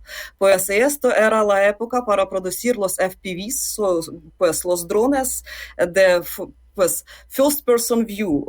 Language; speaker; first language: Spanish; non-native, fluent; Ukrainian